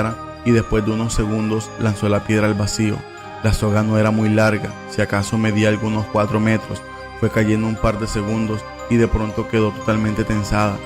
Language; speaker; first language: Spanish; native; Spanish